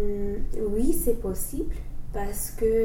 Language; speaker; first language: French; non-native, learner; English